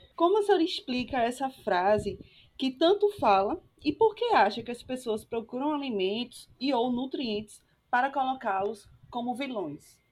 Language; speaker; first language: Portuguese; native; Portuguese